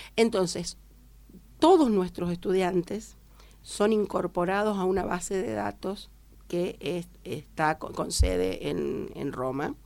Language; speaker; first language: Spanish; native; Spanish